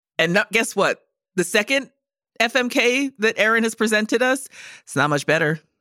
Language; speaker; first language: English; native; English